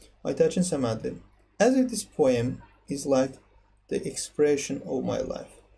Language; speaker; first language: English; non-native, fluent; Azerbaijani